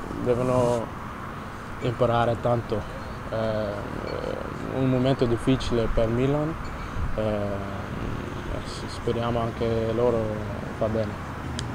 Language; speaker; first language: Italian; non-native, learner; Dutch